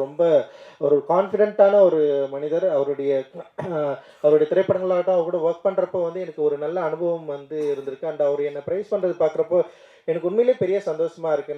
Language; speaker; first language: Tamil; native; Tamil